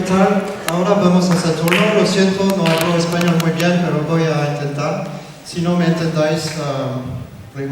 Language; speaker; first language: Spanish; non-native, learner; French